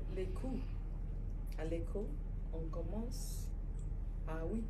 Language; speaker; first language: French; non-native, fluent; Igbo